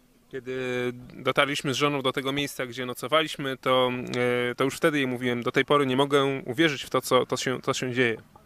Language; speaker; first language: Polish; native; Polish